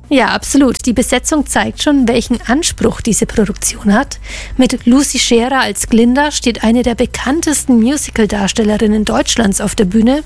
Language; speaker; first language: German; native; German